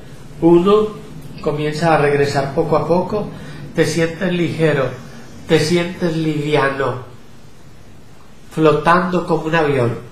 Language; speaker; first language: Spanish; native; Spanish